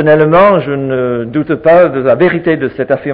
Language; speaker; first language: French; native; French